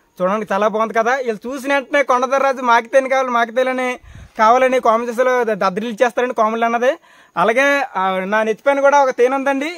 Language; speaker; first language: Telugu; non-native, local second language; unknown